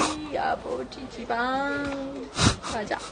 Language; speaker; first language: Korean; non-native, learner; Japanese